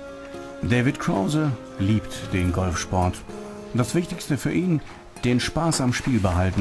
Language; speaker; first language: German; native; German